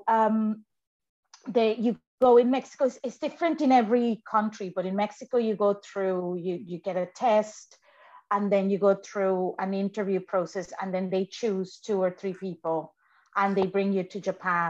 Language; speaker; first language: English; non-native, fluent; Spanish